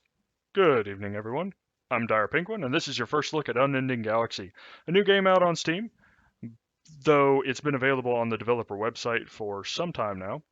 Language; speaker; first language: English; native; English